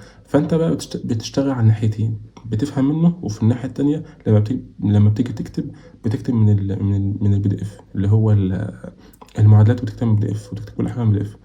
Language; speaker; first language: Arabic; native; Arabic